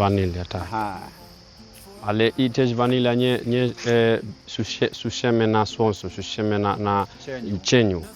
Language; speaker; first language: Polish; non-native, learner; Swahili